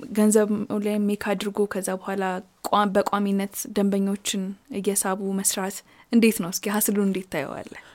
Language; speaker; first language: Amharic; native; Amharic